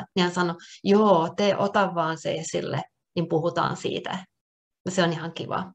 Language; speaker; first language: Finnish; non-native, local second language; Swedish